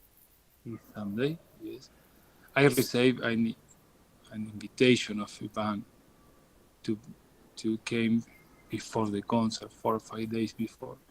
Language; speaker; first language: English; non-native, learner; Spanish